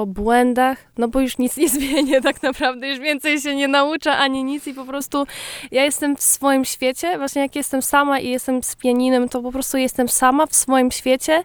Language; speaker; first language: Polish; early bilingual, heritage; Polish